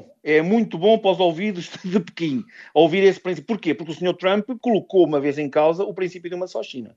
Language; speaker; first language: Portuguese; native; Portuguese